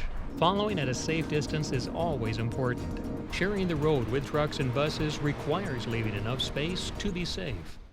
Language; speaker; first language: English; native; English